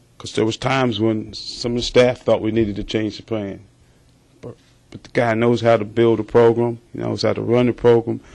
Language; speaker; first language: English; native; English